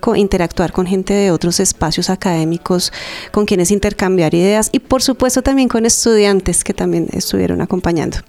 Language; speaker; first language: Spanish; native; Spanish